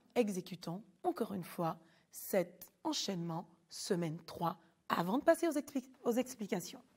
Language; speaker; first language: French; native; French